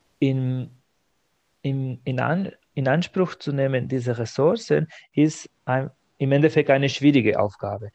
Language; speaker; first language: German; non-native, fluent; Spanish